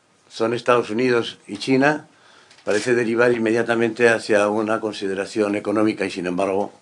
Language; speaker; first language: Spanish; native; Spanish